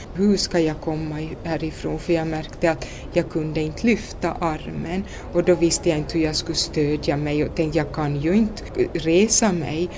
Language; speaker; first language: Swedish; native; Swedish